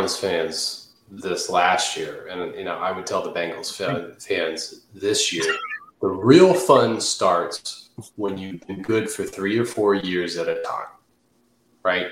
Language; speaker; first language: English; native; English